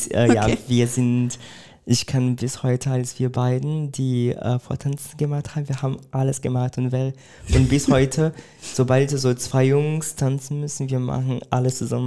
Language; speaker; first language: German; non-native, fluent; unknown